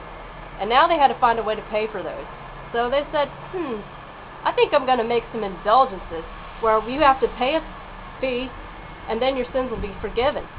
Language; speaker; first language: English; native; English